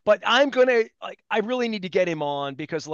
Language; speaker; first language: English; native; English